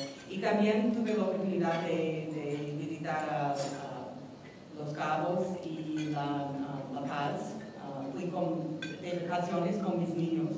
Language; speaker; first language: Spanish; non-native, fluent; English